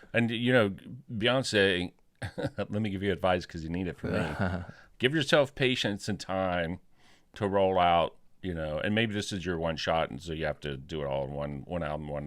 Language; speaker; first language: English; native; English